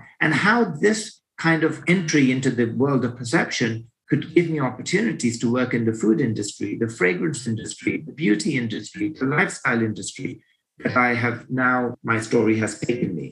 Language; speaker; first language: English; native; English